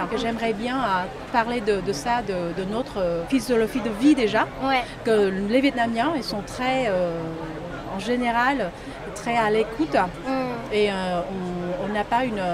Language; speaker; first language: French; non-native, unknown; Vietnamese